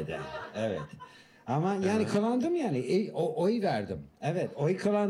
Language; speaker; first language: Turkish; non-native, fluent; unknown